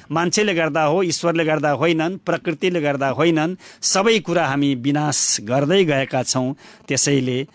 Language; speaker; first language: Nepali; non-native, local second language; Bhojpuri